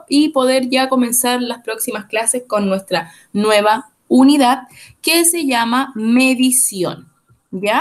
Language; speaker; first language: Spanish; native; Spanish